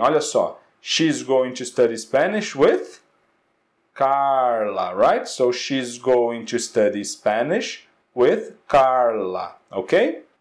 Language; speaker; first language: English; non-native, fluent; Portuguese